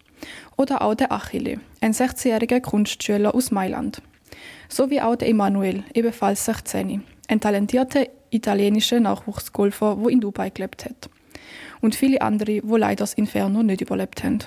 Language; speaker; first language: German; native; German